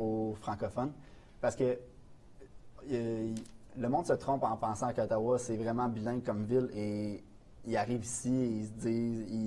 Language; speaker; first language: French; native; French